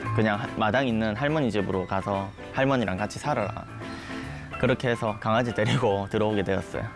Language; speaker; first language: Korean; native; Korean